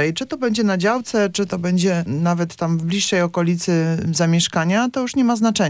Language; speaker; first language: Polish; native; Polish